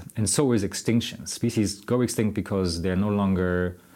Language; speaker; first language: English; non-native, fluent; German